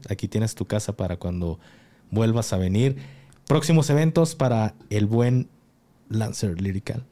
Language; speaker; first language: Spanish; native; Spanish